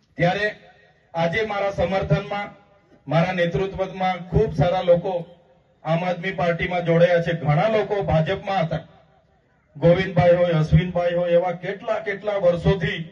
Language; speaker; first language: Gujarati; non-native, local second language; Vasavi